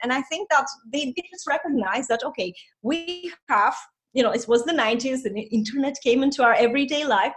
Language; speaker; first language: English; non-native, fluent; Russian